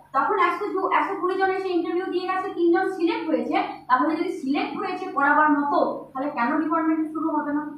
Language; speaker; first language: Bangla; non-native, local second language; Santali